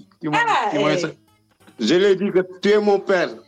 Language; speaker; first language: French; non-native, local second language; Wolof